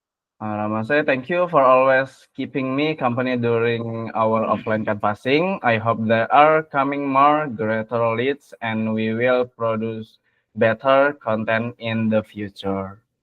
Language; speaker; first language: English; non-native, learner; Indonesian